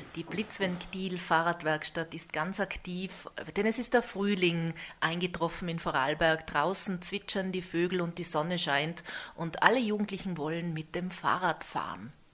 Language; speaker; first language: German; native; German